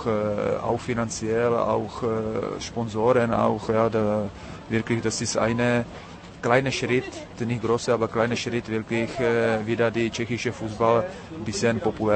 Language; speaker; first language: German; non-native, learner; Czech